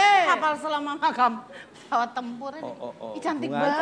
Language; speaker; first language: Indonesian; native; Indonesian